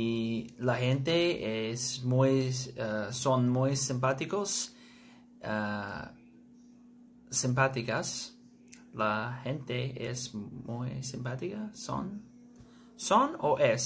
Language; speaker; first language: Spanish; non-native, learner; English